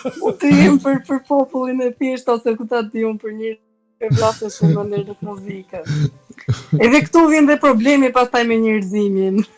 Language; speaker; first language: Albanian; native; Albanian